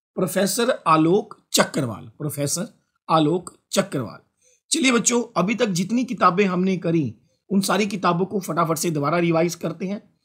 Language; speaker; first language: Hindi; non-native, local second language; Punjabi